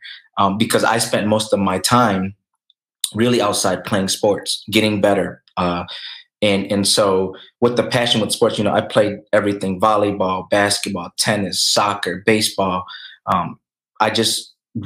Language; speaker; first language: English; native; English